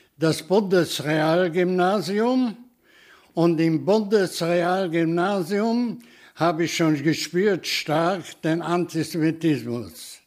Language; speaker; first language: German; native; German